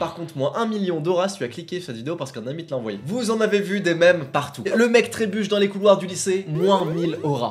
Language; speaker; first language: French; native; French